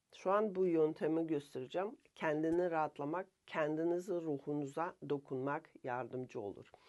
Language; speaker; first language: Turkish; non-native, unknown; Russian